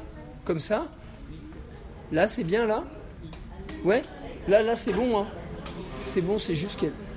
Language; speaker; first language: French; native; French